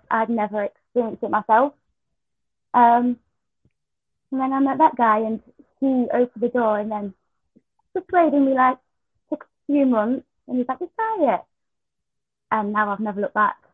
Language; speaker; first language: English; native; English